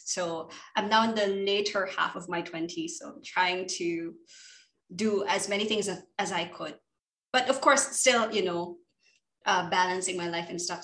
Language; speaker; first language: English; non-native, local second language; Filipino